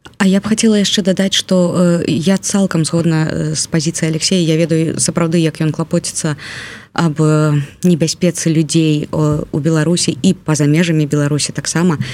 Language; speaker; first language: Belarusian; native; Belarusian